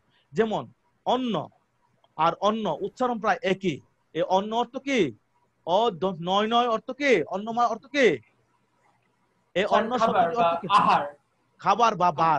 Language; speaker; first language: Bangla; native; Bangla